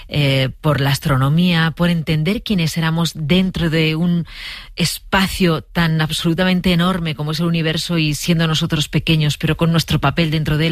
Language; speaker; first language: Spanish; native; Spanish